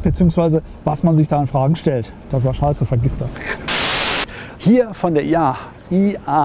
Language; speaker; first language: German; native; German